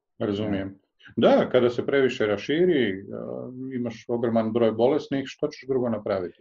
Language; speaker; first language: Croatian; native; Croatian